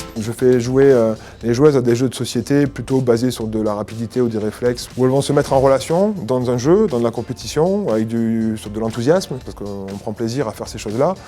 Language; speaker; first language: French; native; French